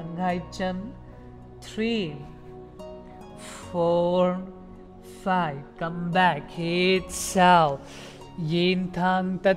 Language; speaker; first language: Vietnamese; non-native, learner; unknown